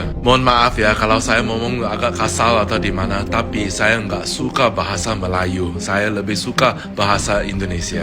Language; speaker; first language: Indonesian; non-native, learner; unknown